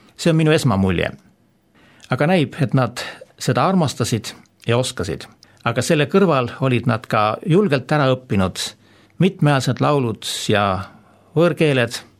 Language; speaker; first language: Estonian; native; Estonian